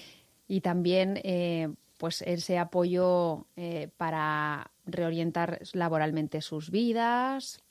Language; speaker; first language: Spanish; native; Spanish